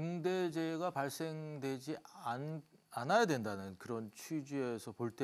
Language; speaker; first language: Korean; native; Korean